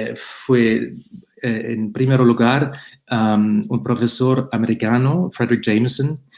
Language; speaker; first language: Spanish; non-native, fluent; German